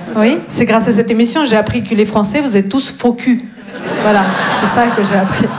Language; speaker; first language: French; non-native, fluent; Russian